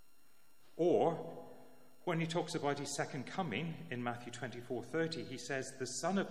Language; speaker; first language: English; native; English